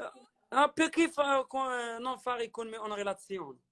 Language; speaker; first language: Italian; non-native, learner; Arabic